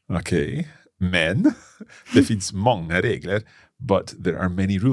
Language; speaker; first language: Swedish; non-native, learner; English